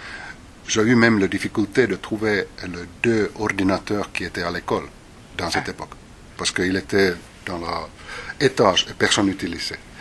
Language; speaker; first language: French; non-native, fluent; Finnish